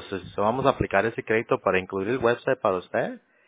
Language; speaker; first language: Spanish; early bilingual, heritage; Spanish